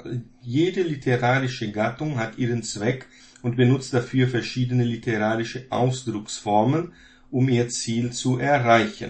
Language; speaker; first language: German; non-native, fluent; Portuguese